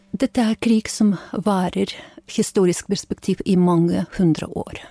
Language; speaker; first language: Norwegian; non-native, fluent; Ukrainian